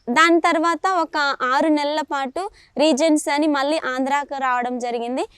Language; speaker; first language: Telugu; native; Telugu